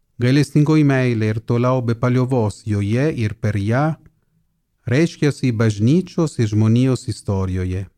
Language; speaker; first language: Lithuanian; non-native, fluent; Italian